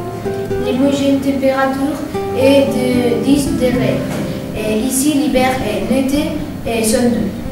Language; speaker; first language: French; non-native, learner; Spanish